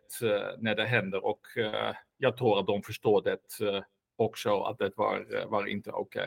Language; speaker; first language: Swedish; non-native, fluent; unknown